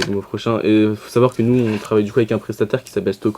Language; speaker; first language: French; native; French